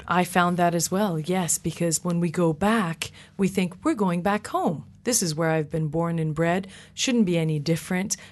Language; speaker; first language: English; early bilingual, other home language; Persian